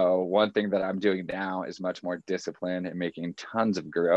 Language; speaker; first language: English; native; English